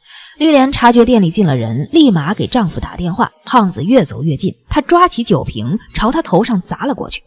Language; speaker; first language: Chinese; native; Chinese